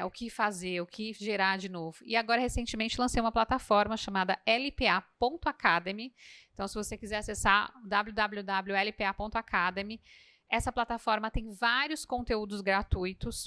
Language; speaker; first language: Portuguese; native; Portuguese